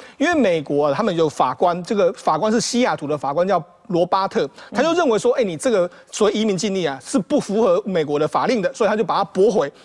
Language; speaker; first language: Chinese; native; Chinese